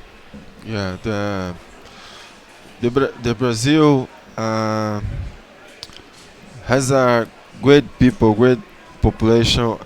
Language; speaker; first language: English; non-native, learner; Portuguese